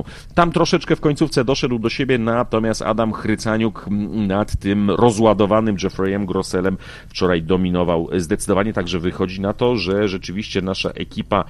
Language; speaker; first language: Polish; native; Polish